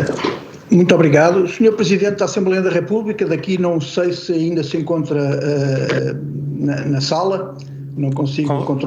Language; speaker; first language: Portuguese; native; Portuguese